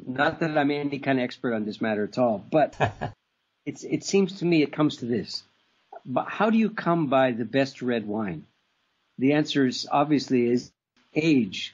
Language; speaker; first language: English; native; English